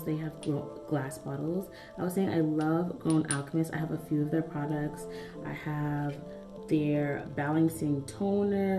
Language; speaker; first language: English; native; English